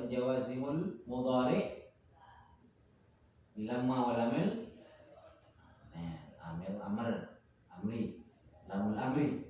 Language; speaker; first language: Arabic; non-native, fluent; Indonesian